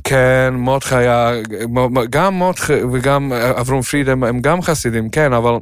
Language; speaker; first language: Hebrew; non-native, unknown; Yiddish